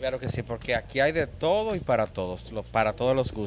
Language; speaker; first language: Spanish; native; Spanish